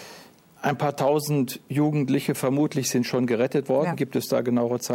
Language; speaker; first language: German; native; German